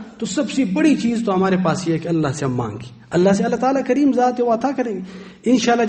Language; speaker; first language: Urdu; non-native, local second language; Pashto